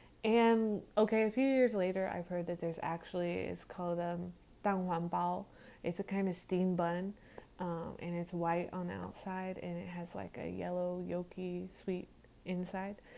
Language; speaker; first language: English; native; English